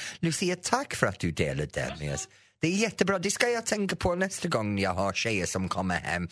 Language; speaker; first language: Swedish; non-native, fluent; English